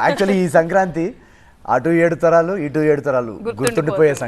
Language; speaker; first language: Telugu; native; Telugu